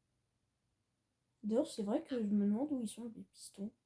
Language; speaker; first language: French; native; French